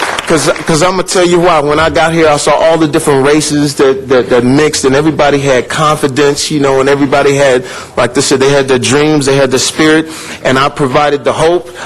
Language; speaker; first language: English; native; English